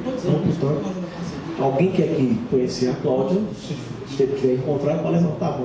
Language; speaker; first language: Portuguese; native; Portuguese